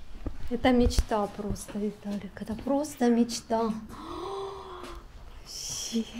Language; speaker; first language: Russian; native; Russian